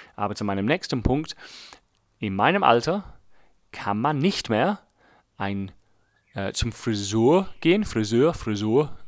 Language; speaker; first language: German; non-native, fluent; English